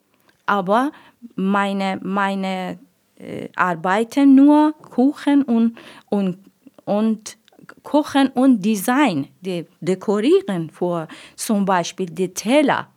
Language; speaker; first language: German; non-native, learner; Persian